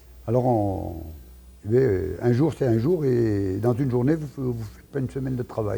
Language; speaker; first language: French; native; French